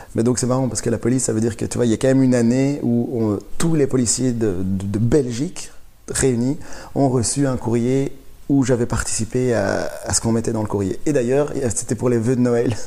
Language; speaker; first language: French; native; French